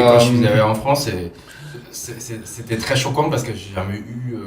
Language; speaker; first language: French; non-native, fluent; Khmer